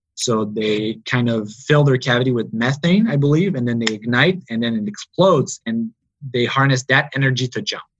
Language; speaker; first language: English; native; English